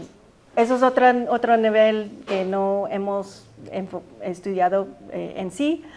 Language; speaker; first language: Spanish; early bilingual, heritage; Spanish